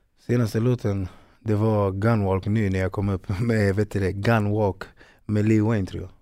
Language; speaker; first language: Swedish; early bilingual, other home language; Ganda